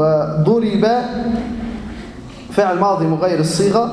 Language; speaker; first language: Arabic; native; Arabic